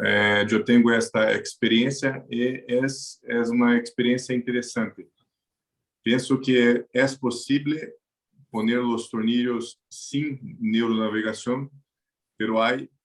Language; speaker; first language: Spanish; non-native, learner; Portuguese